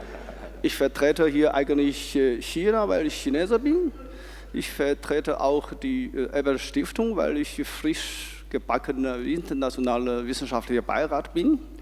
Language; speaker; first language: German; non-native, fluent; Chinese